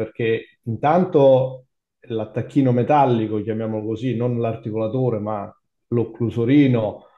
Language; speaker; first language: Italian; native; Italian